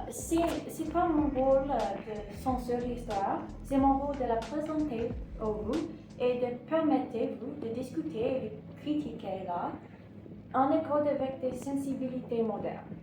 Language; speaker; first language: French; non-native, learner; English